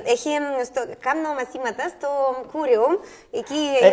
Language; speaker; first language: Greek; non-native, learner; Russian